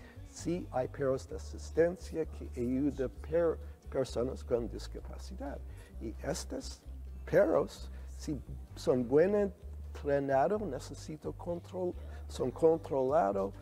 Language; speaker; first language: Spanish; non-native, learner; English